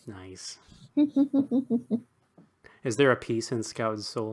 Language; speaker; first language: English; native; English